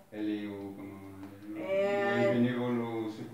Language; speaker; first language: French; native; French